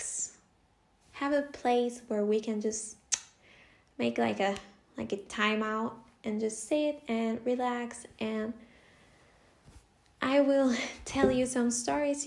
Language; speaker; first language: English; non-native, fluent; Spanish